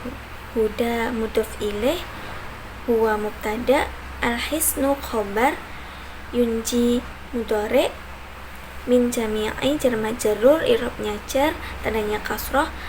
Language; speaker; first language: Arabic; non-native, learner; Indonesian